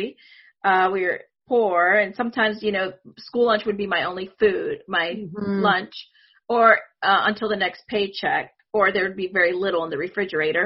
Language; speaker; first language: English; early bilingual, other home language; Spanish